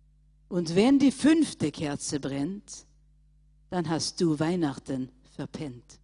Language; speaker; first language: German; non-native, fluent; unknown